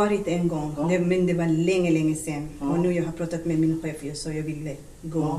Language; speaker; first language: Swedish; non-native, learner; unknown